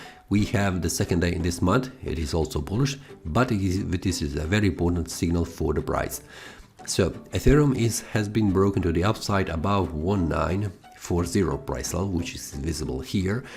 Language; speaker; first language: English; non-native, fluent; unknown